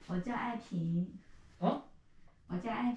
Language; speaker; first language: Chinese; native; Chinese